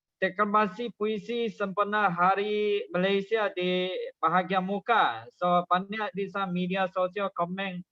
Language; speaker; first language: Malay; non-native, local second language; Chinese